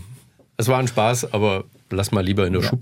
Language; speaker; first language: German; native; German